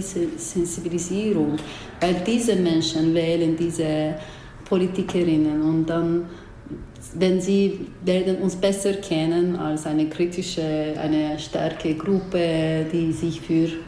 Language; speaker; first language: German; non-native, learner; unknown